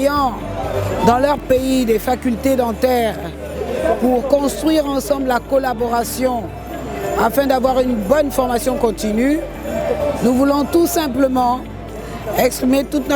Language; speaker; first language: French; non-native, local second language; Arabic